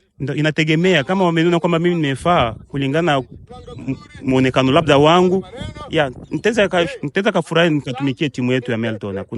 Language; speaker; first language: Swahili; native; Swahili